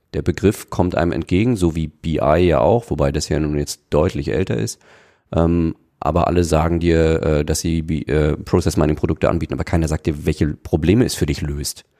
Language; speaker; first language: German; native; German